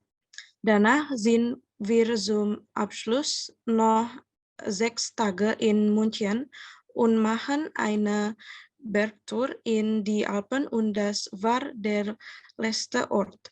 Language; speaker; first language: German; non-native, learner; Indonesian